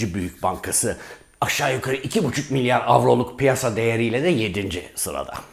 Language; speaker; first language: Turkish; native; Turkish